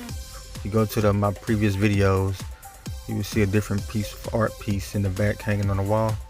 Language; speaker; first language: English; native; English